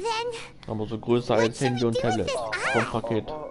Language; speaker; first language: German; native; German